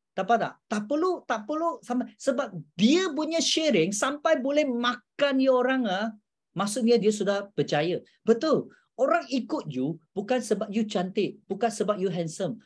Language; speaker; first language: Malay; non-native, local second language; Chinese